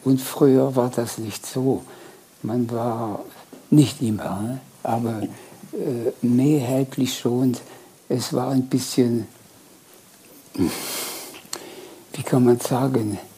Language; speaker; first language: German; non-native, local second language; French